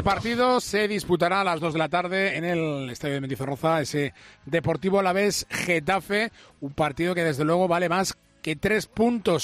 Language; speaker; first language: Spanish; native; Spanish